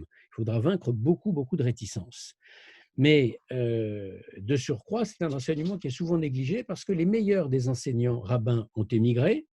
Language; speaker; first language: French; native; French